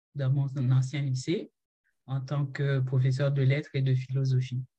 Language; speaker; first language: French; non-native, local second language; Haitian Creole